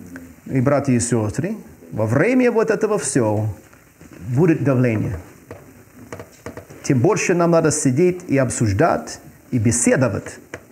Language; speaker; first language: Russian; non-native, fluent; English